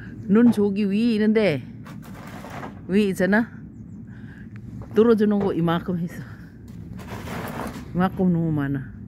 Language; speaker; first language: Korean; non-native, learner; Filipino